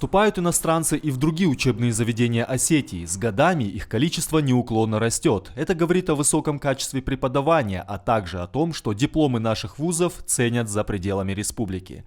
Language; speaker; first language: Russian; native; Russian